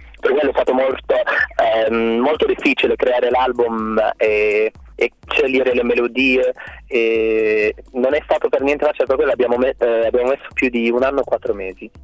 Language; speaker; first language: Italian; non-native, fluent; Arabic